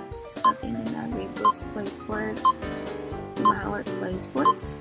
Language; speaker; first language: English; non-native, fluent; Chinese